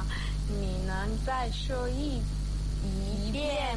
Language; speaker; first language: Chinese; non-native, learner; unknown